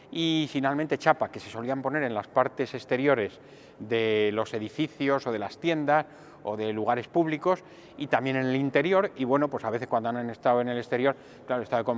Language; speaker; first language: Spanish; native; Spanish